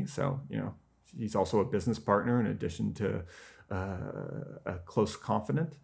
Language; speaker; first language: English; native; English